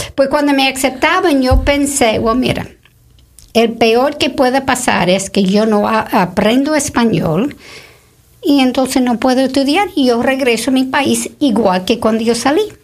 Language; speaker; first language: Spanish; non-native, fluent; English